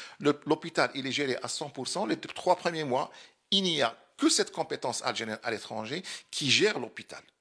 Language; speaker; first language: French; non-native, local second language; Arabic